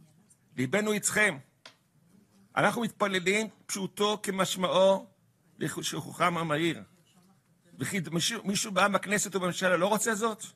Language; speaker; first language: Hebrew; native; Hebrew